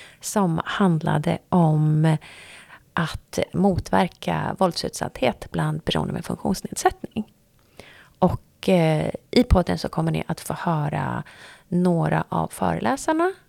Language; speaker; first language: Swedish; native; Swedish